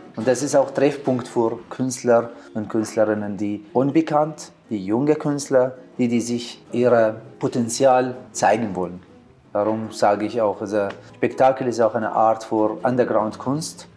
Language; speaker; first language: German; non-native, learner; Arabic